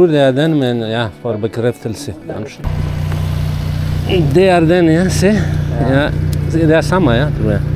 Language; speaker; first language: Norwegian; non-native, learner; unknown